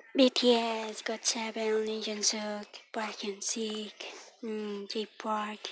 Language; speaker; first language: English; non-native, learner; Spanish